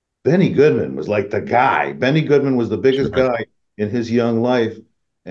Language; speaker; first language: English; native; English